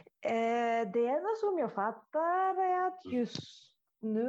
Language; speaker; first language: Swedish; non-native, fluent; Italian